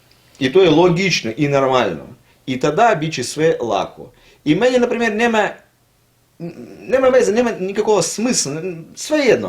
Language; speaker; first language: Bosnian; non-native, learner; Russian